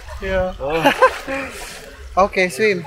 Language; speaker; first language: English; non-native, local second language; Filipino